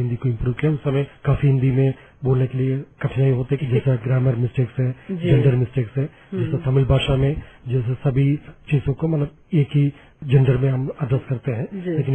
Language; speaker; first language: Hindi; non-native, local second language; Tamil